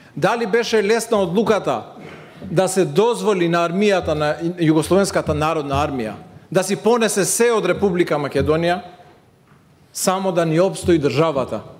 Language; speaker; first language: Macedonian; non-native, local second language; Albanian